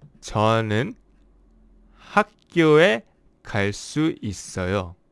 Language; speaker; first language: Korean; non-native, learner; English